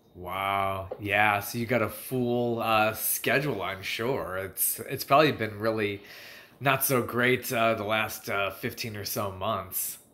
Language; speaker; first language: English; native; English